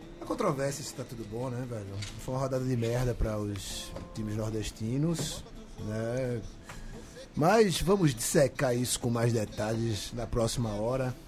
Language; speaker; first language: Portuguese; native; Portuguese